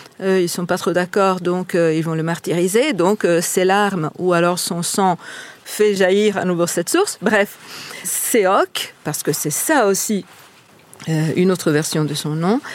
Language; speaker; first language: French; non-native, fluent; Italian